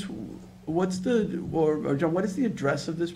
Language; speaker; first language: English; native; English